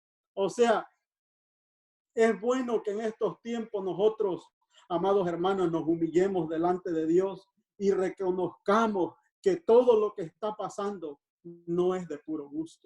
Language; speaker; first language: Spanish; native; Spanish